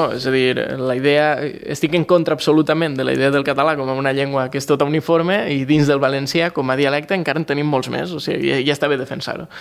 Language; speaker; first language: Catalan; native; Catalan